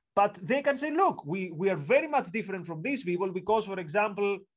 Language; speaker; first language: English; non-native, fluent; Greek